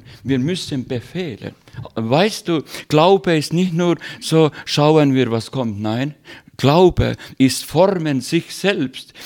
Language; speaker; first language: German; non-native, fluent; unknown